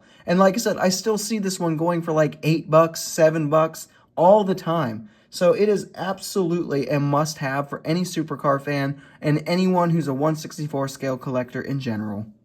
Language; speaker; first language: English; native; English